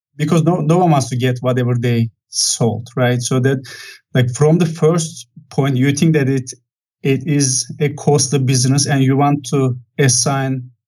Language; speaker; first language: English; non-native, fluent; Turkish